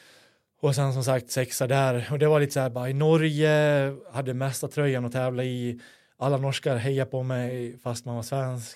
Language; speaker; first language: Swedish; native; Swedish